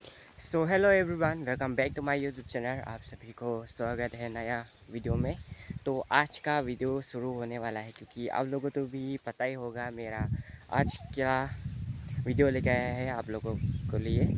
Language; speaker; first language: Hindi; non-native, local second language; Karbi